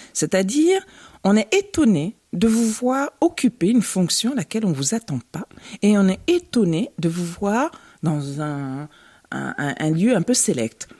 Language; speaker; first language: French; early bilingual, other home language; Bambara